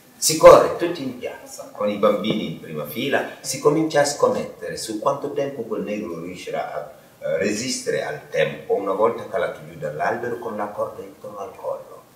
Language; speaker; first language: Italian; non-native, fluent; Wolof